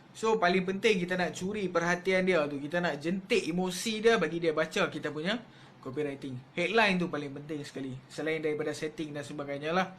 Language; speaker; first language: Malay; native; Malay